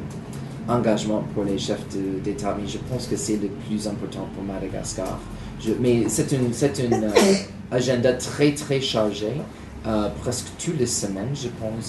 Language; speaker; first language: French; non-native, learner; English